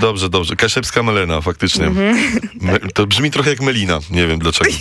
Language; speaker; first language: Polish; native; Polish